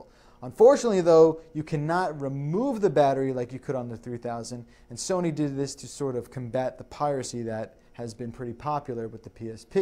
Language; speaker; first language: English; native; English